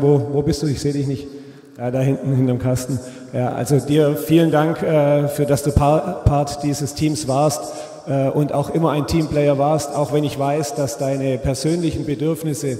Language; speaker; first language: German; native; German